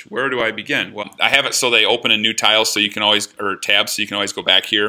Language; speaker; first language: English; native; English